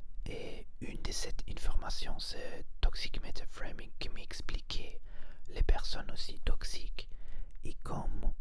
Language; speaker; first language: French; non-native, learner; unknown